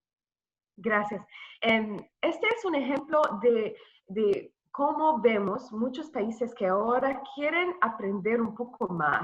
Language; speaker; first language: Spanish; non-native, fluent; English